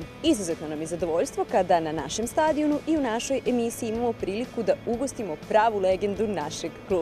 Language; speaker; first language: Serbian; native; Serbian